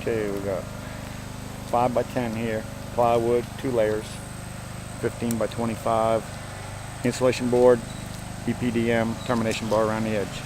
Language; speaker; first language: English; native; English